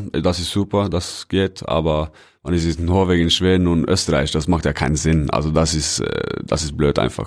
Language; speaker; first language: German; non-native, fluent; Norwegian